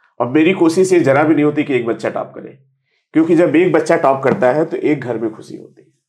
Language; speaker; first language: Hindi; native; Hindi